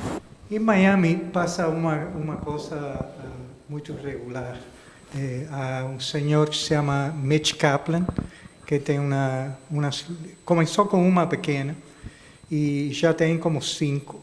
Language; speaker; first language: Portuguese; non-native, learner; Spanish